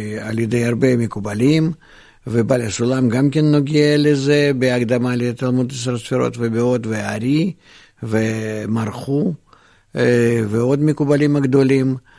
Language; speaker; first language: Hebrew; non-native, fluent; Russian